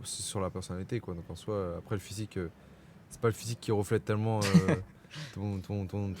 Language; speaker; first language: French; native; French